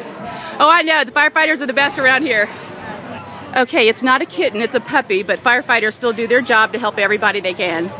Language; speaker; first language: English; native; English